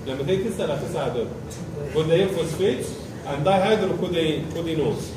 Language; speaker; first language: Arabic; native; Arabic